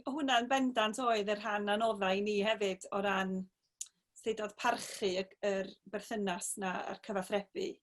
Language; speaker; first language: Welsh; native; Welsh